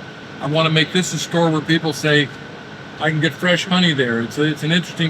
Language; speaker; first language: English; native; English